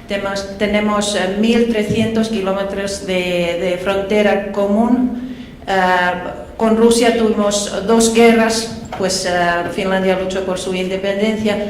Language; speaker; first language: Spanish; non-native, fluent; Finnish